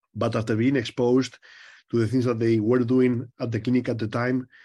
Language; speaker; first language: English; non-native, fluent; Spanish